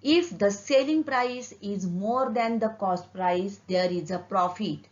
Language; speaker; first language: English; non-native, local second language; Marathi